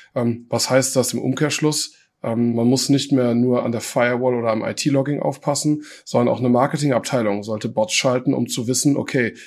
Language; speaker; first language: German; early bilingual, other home language; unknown